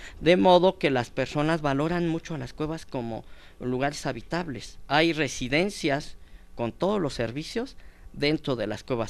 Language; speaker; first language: Spanish; native; Spanish